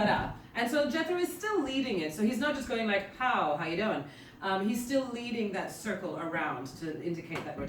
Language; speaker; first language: English; native; English